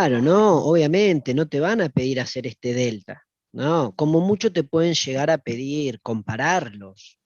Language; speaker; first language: Spanish; native; Spanish